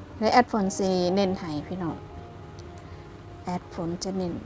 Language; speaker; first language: Thai; non-native, local second language; Northeastern Thai